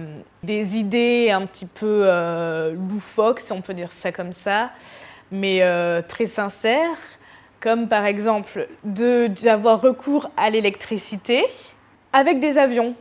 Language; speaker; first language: French; native; French